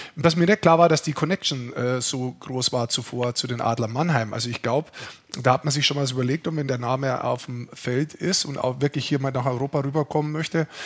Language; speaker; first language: German; native; German